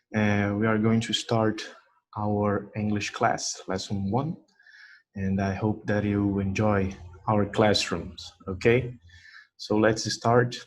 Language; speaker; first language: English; non-native, fluent; Portuguese